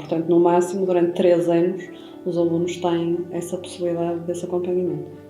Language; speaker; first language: Portuguese; native; Portuguese